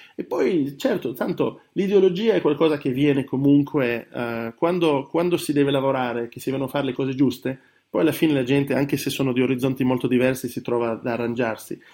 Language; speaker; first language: Italian; early bilingual, heritage; Italian